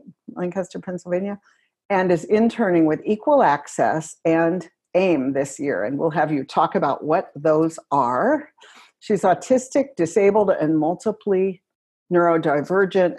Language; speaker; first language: English; native; English